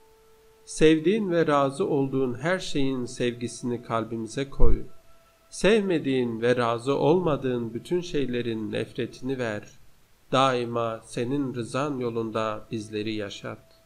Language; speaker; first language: Turkish; native; Turkish